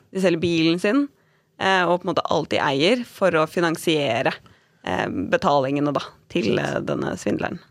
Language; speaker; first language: Norwegian; native; Norwegian